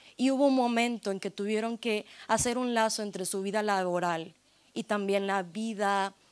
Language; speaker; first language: Spanish; native; Spanish